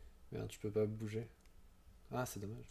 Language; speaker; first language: French; native; French